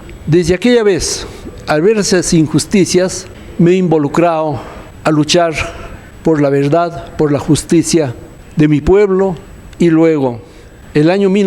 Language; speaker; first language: Spanish; native; Spanish